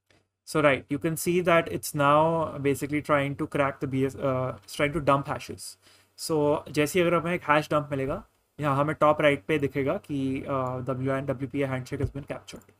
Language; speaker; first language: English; non-native, local second language; Hindi